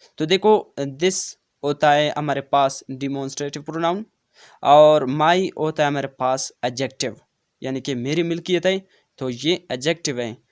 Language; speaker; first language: Urdu; non-native, local second language; Brahui